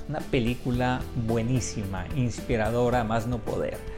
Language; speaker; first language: Spanish; native; Spanish